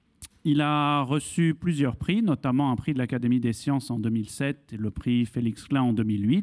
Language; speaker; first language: French; native; French